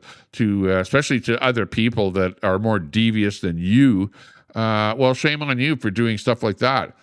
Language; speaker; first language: English; native; English